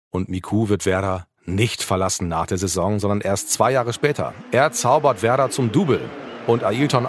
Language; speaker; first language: German; native; German